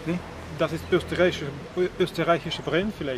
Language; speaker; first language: German; non-native, learner; Russian